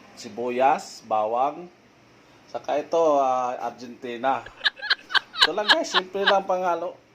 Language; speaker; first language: Filipino; non-native, local second language; Bikol